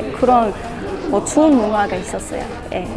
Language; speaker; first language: Korean; non-native, learner; English